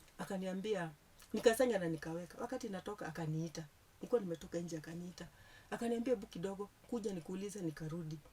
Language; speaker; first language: Swahili; non-native, local second language; Kikuyu